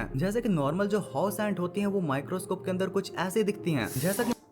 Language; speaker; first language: Hindi; native; Hindi